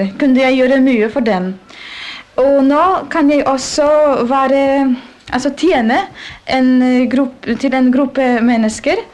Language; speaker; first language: Norwegian; non-native, fluent; Polish